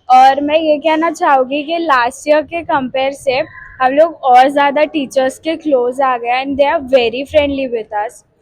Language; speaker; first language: Hindi; non-native, local second language; Gujarati